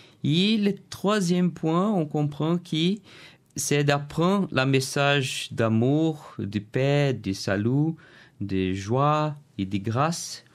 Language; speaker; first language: French; non-native, learner; Portuguese